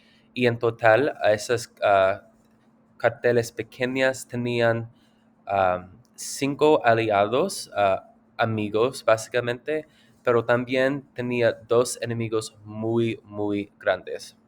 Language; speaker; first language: Spanish; non-native, learner; English